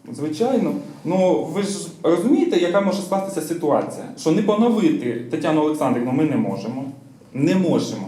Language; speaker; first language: Ukrainian; native; Ukrainian